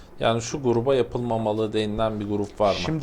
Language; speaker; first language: Turkish; native; Turkish